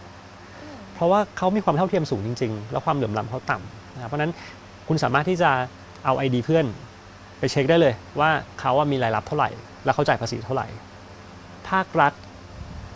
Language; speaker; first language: Thai; native; Thai